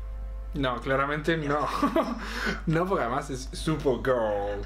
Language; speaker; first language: Spanish; native; Spanish